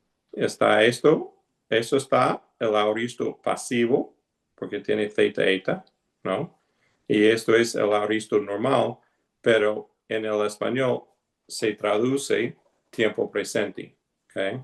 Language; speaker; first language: Spanish; non-native, fluent; English